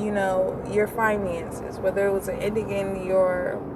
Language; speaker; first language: English; native; English